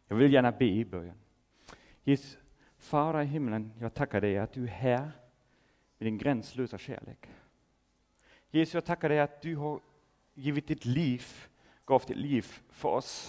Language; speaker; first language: Swedish; non-native, fluent; German